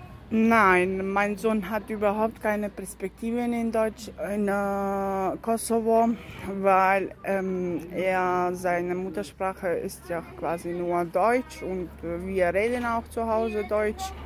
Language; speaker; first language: German; non-native, fluent; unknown